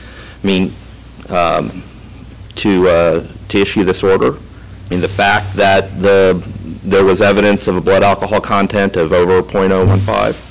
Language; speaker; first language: English; native; English